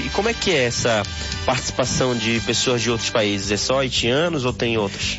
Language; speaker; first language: Portuguese; native; Portuguese